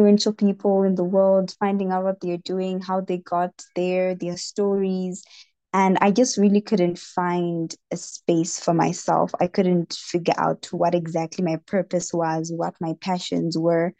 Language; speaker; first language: English; non-native, local second language; Shona